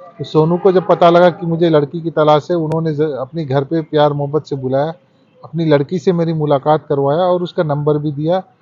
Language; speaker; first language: Hindi; early bilingual, heritage; Hindi